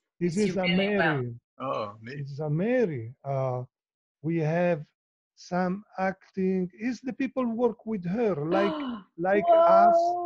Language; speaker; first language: English; non-native, learner; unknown